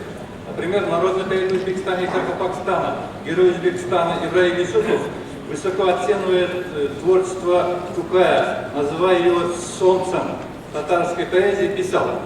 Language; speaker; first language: Russian; non-native, local second language; Kara-Kalpak